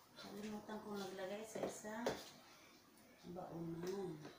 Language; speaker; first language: Filipino; non-native, local second language; Iloko